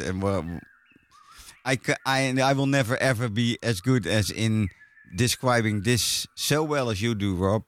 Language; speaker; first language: English; non-native, fluent; Dutch